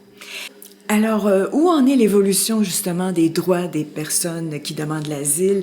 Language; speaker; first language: French; native; French